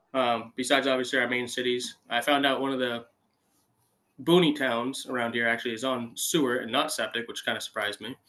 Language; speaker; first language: English; native; English